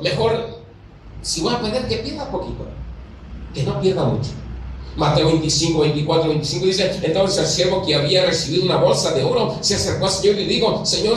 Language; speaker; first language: Spanish; native; Spanish